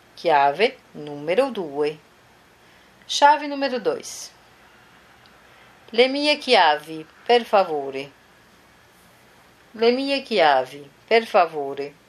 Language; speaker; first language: Italian; non-native, fluent; Portuguese